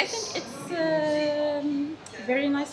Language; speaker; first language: English; non-native, learner; Arabic